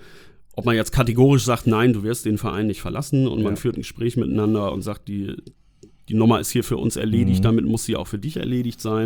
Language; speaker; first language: German; native; German